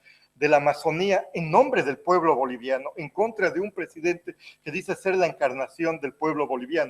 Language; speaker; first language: Spanish; native; Spanish